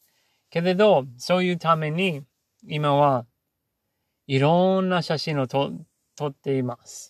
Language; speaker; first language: Japanese; non-native, learner; English